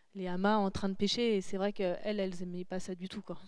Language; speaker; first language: French; native; French